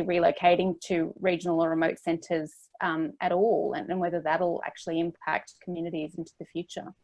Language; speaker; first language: English; native; English